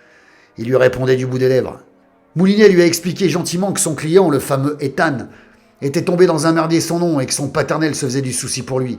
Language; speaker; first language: French; native; French